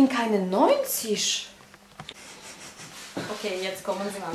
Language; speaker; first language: German; non-native, fluent; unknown